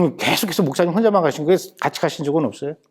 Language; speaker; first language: Korean; native; Korean